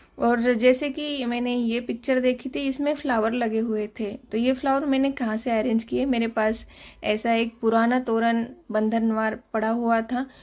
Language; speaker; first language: Hindi; non-native, local second language; Marathi